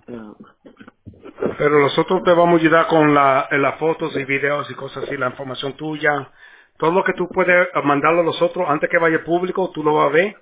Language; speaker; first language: Spanish; early bilingual, heritage; Spanish